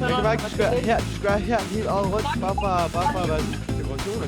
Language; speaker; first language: Danish; native; Danish